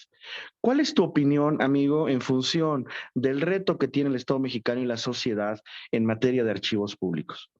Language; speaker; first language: Spanish; native; Spanish